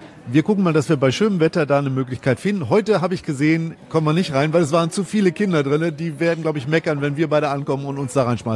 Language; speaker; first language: German; native; German